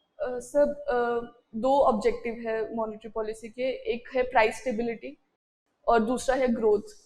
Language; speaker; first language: Hindi; native; Hindi